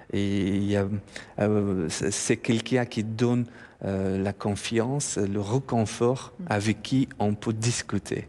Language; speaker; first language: French; non-native, fluent; Persian